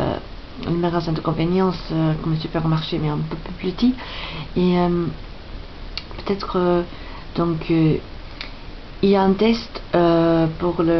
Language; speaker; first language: French; non-native, fluent; English